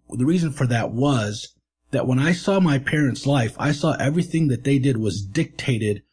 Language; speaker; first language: English; native; English